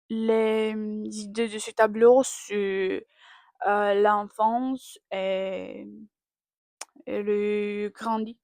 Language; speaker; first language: French; non-native, learner; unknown